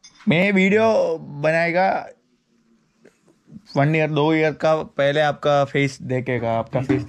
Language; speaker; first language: Hindi; non-native, learner; Malayalam